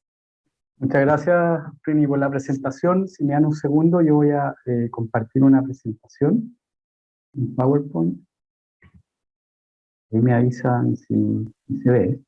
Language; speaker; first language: Spanish; native; Spanish